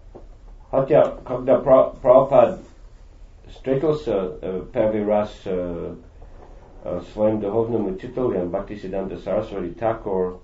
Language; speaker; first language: Russian; non-native, fluent; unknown